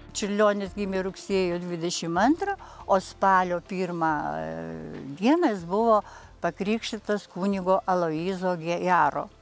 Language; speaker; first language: Lithuanian; native; Lithuanian